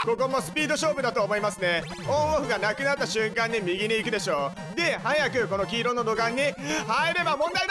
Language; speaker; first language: Japanese; native; Japanese